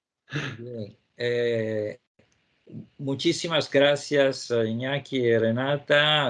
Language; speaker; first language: Spanish; non-native, fluent; Italian